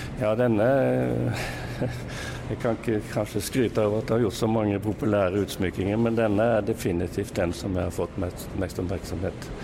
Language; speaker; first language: Norwegian; native; Norwegian